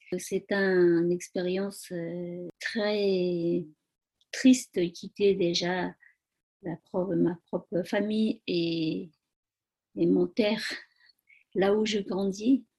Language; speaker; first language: French; non-native, learner; Tibetan